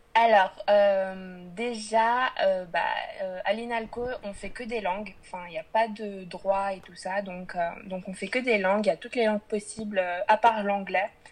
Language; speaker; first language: French; early bilingual, other home language; Polish